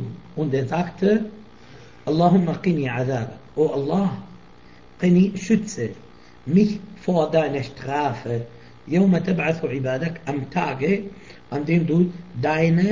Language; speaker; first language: German; non-native, fluent; Arabic